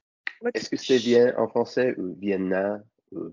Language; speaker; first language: French; non-native, learner; English